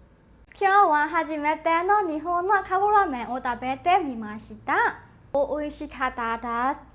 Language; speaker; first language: Japanese; non-native, learner; Burmese